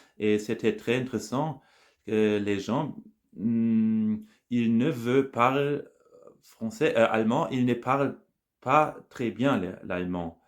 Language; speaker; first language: French; non-native, learner; German